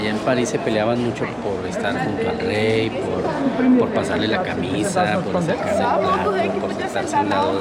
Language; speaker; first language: Spanish; native; Spanish